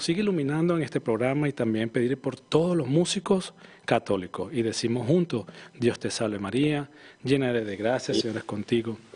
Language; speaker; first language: Spanish; native; Spanish